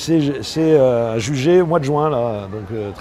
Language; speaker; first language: French; native; French